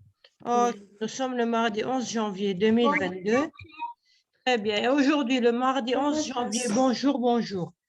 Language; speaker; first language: French; non-native, local second language; Arabic